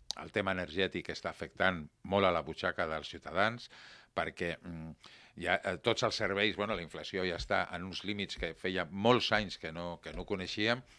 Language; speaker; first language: Catalan; non-native, local second language; Spanish